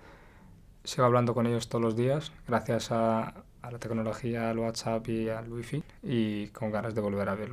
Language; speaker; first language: Spanish; non-native, local second language; Arabic